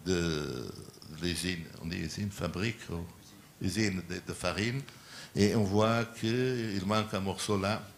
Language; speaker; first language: French; non-native, learner; Portuguese